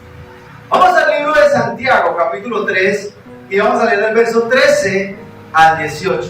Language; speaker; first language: Spanish; native; Spanish